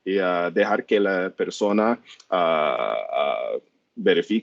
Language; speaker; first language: Spanish; non-native, learner; English